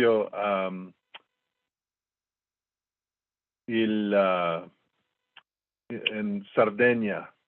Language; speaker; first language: Italian; non-native, learner; English